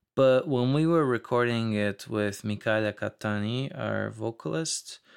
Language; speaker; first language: English; non-native, fluent; Turkish